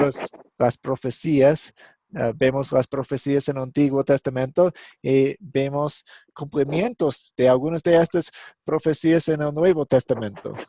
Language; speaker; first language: Spanish; non-native, fluent; English